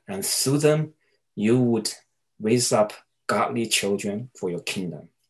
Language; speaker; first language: English; non-native, fluent; Chinese